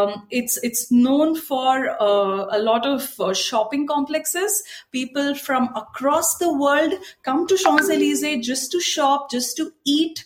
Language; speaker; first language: English; non-native, local second language; Tamil